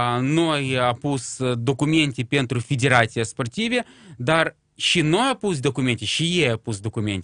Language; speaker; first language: Romanian; non-native, local second language; Russian